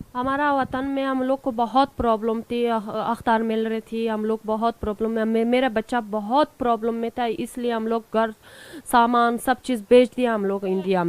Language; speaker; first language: Hindi; non-native, learner; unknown